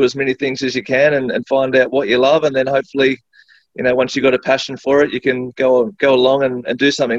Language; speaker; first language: English; native; English